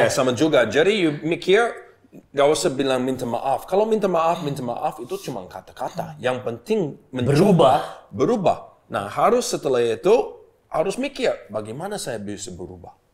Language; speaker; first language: Indonesian; non-native, learner; English